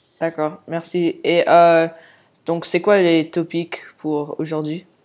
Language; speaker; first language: French; non-native, fluent; English